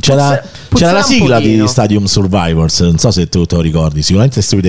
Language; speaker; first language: Italian; native; Italian